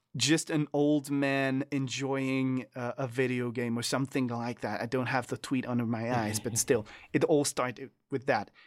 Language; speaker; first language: English; non-native, fluent; French